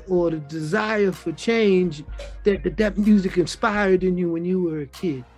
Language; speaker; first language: English; native; English